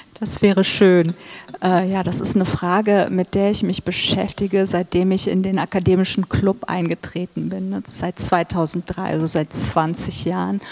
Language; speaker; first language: German; early bilingual, other home language; Turkish